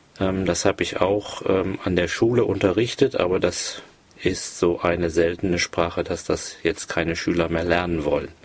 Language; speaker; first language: German; native; German